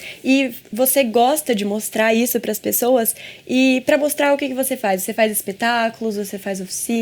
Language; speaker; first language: Portuguese; native; Portuguese